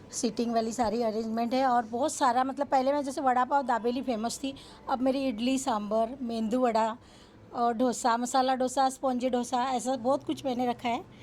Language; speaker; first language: Hindi; non-native, local second language; Marathi